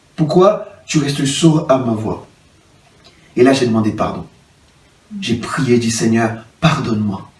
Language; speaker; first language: French; non-native, local second language; Haitian Creole